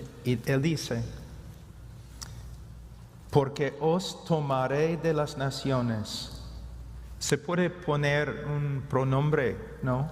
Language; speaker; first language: Spanish; non-native, fluent; English